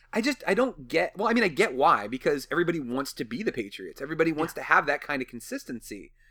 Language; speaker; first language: English; native; English